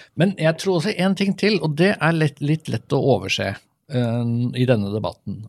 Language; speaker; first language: Norwegian; native; Norwegian